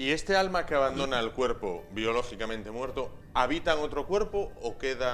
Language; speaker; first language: Spanish; native; Spanish